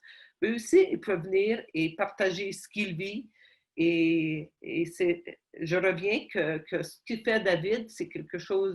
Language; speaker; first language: French; non-native, fluent; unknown